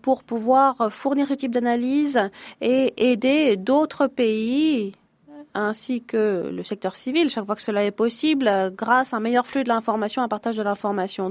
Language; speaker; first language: French; native; French